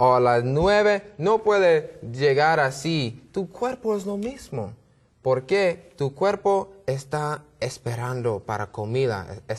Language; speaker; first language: Spanish; non-native, learner; English